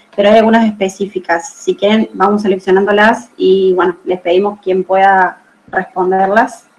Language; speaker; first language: Spanish; native; Spanish